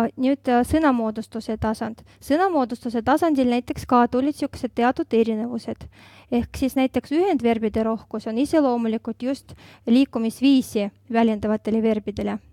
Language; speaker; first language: Estonian; non-native, local second language; Russian